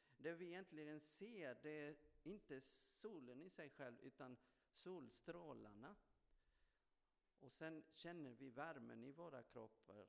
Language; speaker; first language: Swedish; non-native, fluent; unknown